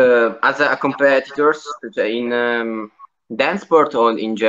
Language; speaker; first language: English; non-native, learner; Italian